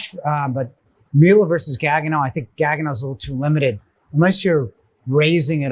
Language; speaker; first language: English; native; English